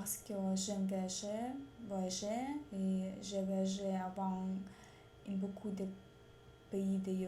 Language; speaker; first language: French; non-native, learner; Russian